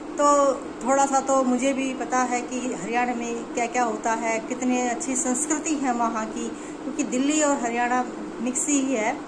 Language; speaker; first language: Hindi; native; Hindi